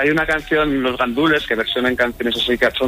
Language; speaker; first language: Spanish; native; Spanish